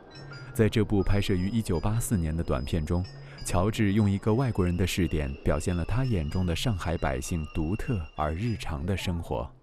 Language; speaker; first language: Chinese; native; Chinese